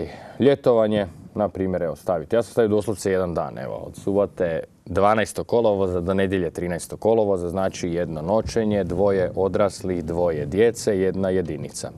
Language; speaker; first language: Croatian; native; Croatian